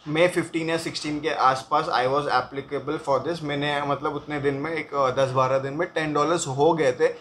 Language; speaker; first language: Hindi; non-native, local second language; Marathi